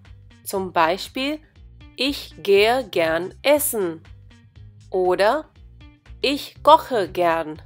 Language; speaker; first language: German; non-native, fluent; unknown